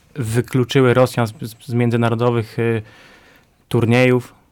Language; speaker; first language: Polish; native; Polish